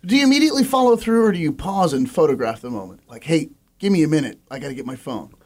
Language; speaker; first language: English; native; English